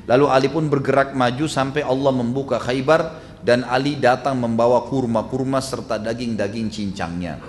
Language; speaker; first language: Indonesian; native; Indonesian